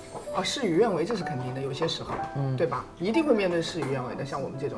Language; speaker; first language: Chinese; native; Chinese